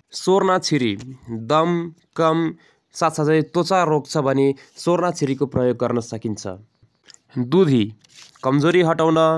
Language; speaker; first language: Nepali; native; Nepali